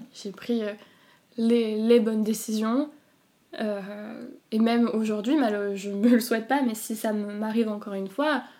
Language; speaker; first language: French; native; French